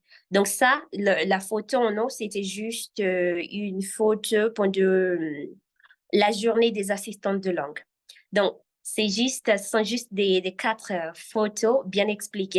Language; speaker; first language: French; non-native, fluent; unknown